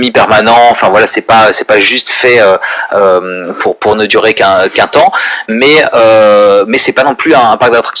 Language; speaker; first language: French; native; French